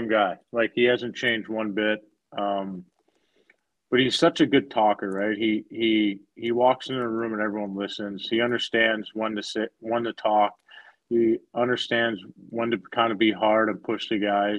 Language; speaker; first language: English; native; English